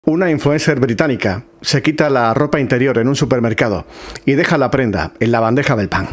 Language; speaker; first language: Spanish; native; Spanish